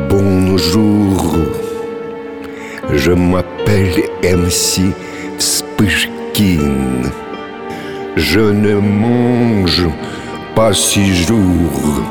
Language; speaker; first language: French; non-native, learner; Russian